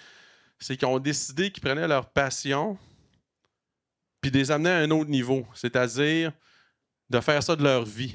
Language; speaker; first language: French; native; French